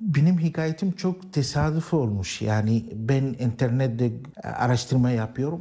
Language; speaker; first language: Turkish; non-native, learner; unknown